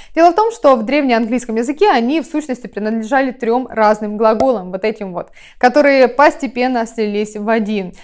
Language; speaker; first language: Russian; native; Russian